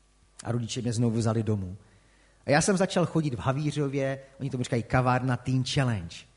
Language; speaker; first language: Czech; native; Czech